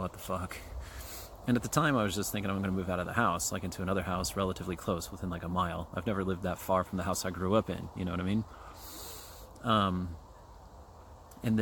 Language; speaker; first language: English; native; English